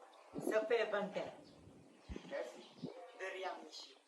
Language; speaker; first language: French; non-native, learner; Filipino